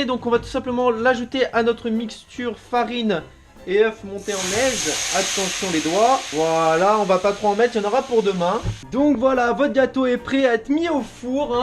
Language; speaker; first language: French; native; French